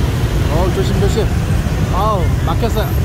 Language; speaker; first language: Korean; native; Korean